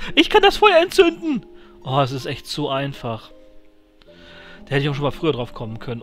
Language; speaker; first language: German; native; German